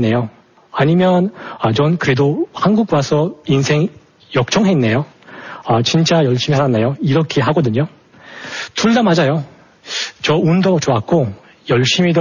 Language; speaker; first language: Korean; non-native, fluent; Tajik